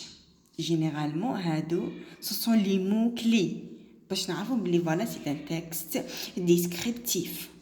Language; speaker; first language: French; non-native, local second language; Arabic